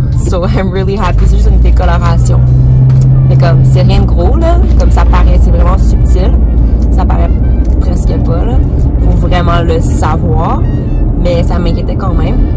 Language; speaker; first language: French; early bilingual, heritage; French